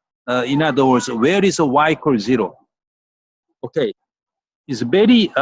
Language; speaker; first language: English; non-native, fluent; Korean